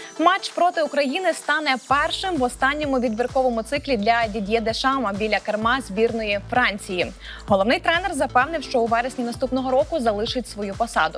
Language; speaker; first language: Ukrainian; native; Ukrainian